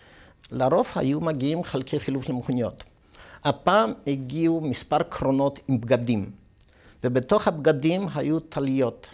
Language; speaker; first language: Hebrew; non-native, fluent; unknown